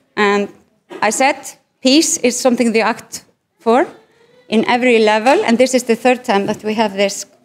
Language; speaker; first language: English; non-native, fluent; Icelandic